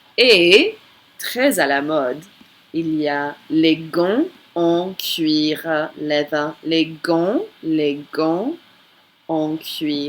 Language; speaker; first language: French; non-native, fluent; English